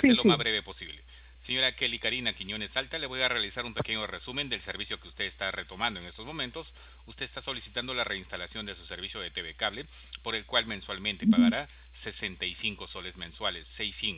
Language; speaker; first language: Spanish; native; Spanish